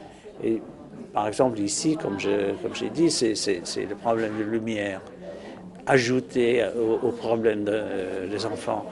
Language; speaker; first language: French; non-native, fluent; English